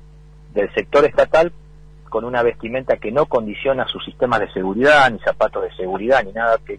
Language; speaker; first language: Spanish; native; Spanish